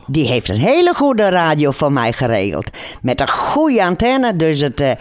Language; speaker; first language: Dutch; non-native, local second language; Western Frisian